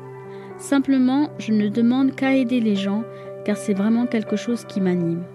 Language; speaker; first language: French; native; French